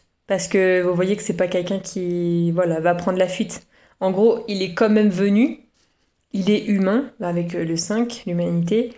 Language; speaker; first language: French; native; French